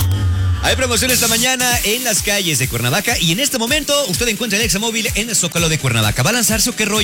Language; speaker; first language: Spanish; native; Spanish